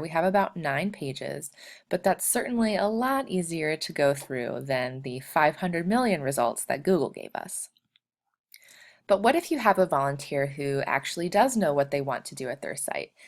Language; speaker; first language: English; native; English